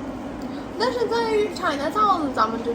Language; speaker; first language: Chinese; non-native, fluent; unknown